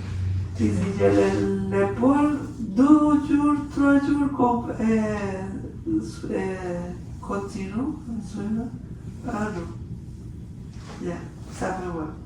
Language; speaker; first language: French; non-native, learner; Spanish